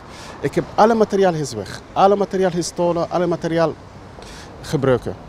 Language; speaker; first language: Dutch; non-native, learner; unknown